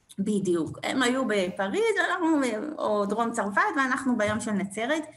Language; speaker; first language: Hebrew; early bilingual, other home language; French